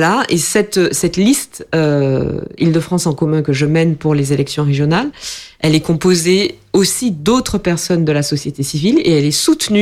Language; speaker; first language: French; native; French